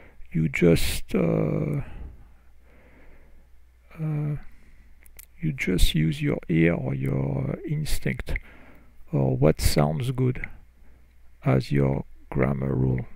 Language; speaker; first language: English; non-native, fluent; French